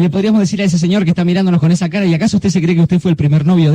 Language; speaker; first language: Spanish; native; Spanish